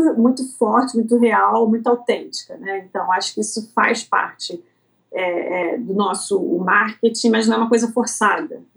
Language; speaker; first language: Portuguese; native; Portuguese